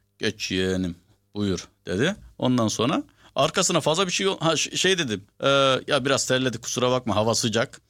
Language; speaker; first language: Turkish; early bilingual, heritage; Turkish